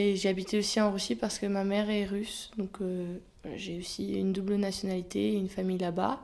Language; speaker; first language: French; native; French